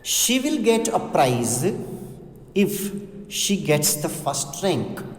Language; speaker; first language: English; non-native, local second language; Gujarati